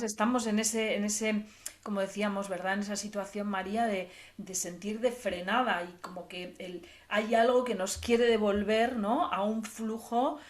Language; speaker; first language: Spanish; native; Spanish